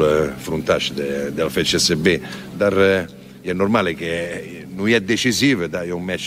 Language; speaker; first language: Romanian; non-native, fluent; Italian